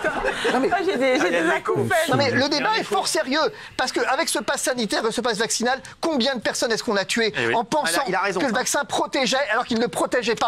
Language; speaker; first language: French; native; French